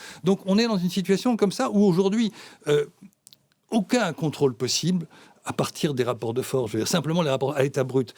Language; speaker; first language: French; native; French